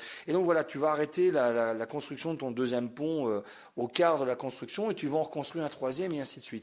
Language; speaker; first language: French; native; French